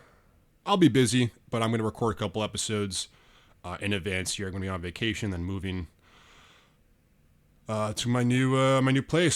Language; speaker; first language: English; native; English